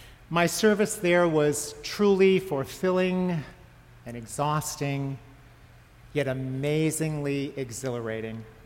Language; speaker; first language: English; native; English